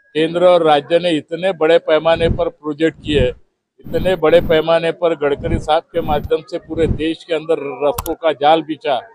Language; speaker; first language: Hindi; non-native, local second language; Marathi